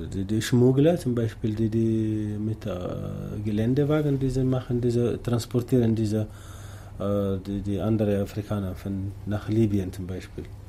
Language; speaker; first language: German; non-native, learner; Tamasheq